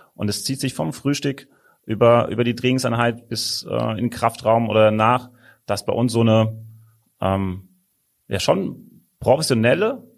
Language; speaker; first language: German; native; German